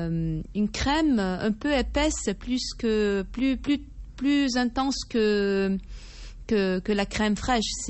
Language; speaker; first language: French; non-native, fluent; Arabic